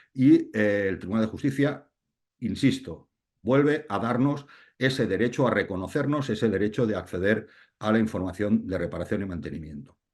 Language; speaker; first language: Spanish; native; Spanish